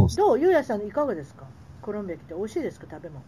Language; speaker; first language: Japanese; native; Japanese